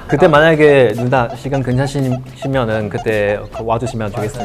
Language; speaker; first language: Korean; non-native, fluent; Chinese